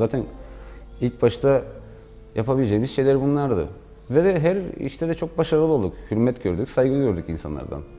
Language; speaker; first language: Turkish; native; Turkish